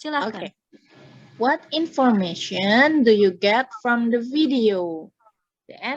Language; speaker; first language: English; non-native, fluent; Indonesian